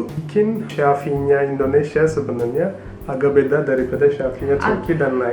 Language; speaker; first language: Indonesian; non-native, fluent; Turkish